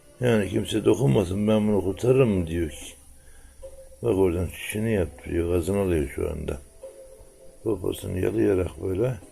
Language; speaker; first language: Turkish; native; Turkish